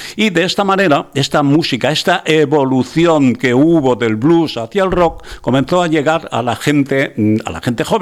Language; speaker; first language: Spanish; non-native, local second language; Catalan